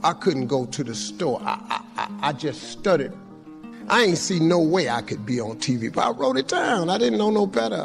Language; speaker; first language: English; native; English